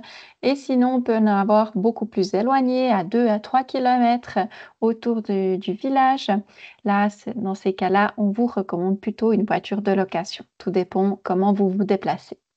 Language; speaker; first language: French; native; French